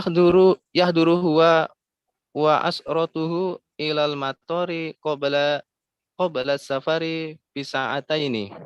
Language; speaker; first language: Arabic; non-native, learner; Indonesian